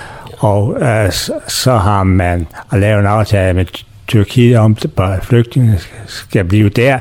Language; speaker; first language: Danish; native; Danish